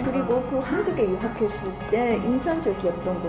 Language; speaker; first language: Korean; non-native, fluent; Japanese